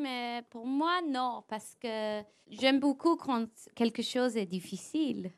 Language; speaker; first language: French; non-native, learner; English